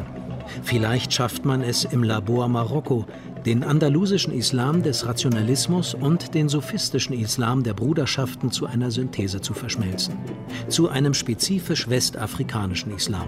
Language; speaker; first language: German; native; German